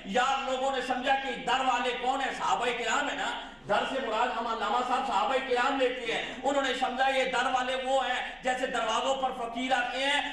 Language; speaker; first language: Urdu; non-native, local second language; Pashto